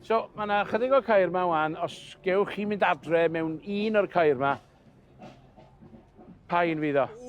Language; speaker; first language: Welsh; native; Welsh